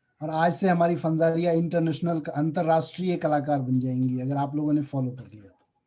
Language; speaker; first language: Hindi; native; Hindi